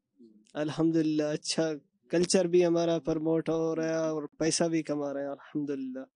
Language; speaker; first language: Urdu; non-native, local second language; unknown